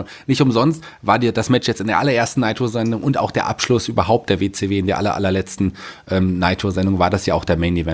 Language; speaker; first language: German; native; German